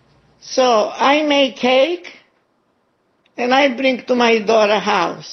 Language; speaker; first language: English; non-native, learner; Greek